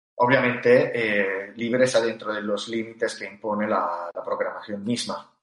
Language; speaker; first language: Spanish; non-native, fluent; Italian